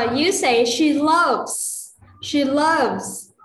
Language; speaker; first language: English; non-native, fluent; Vietnamese